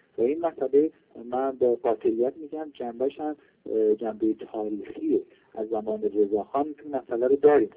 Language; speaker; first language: Persian; non-native, local second language; Kurdish